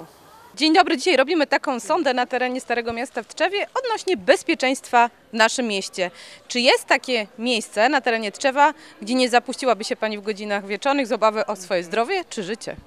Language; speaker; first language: Polish; native; Polish